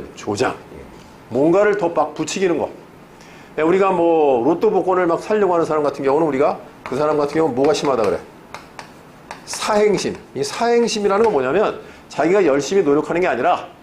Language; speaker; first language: Korean; native; Korean